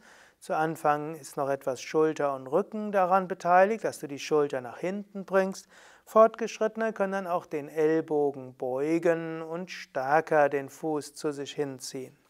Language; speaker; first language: German; native; German